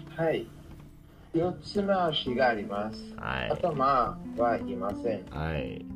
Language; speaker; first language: Japanese; non-native, learner; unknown